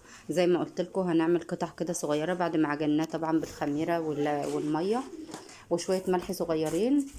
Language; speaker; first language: Arabic; native; Arabic